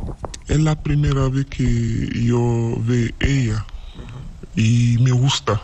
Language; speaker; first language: Spanish; non-native, learner; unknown